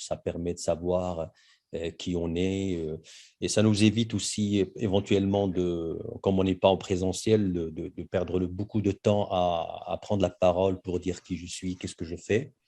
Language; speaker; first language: French; non-native, local second language; Arabic